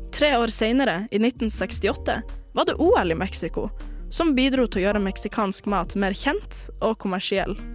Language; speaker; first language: Norwegian; native; Norwegian